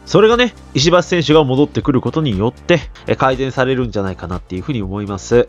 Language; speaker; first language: Japanese; native; Japanese